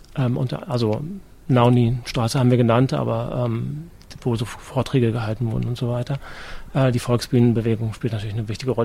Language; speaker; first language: German; native; German